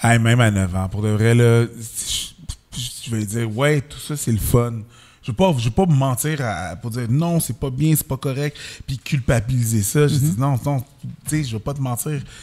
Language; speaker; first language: French; early bilingual, other home language; Haitian Creole